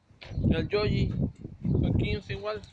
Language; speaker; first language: Spanish; native; Spanish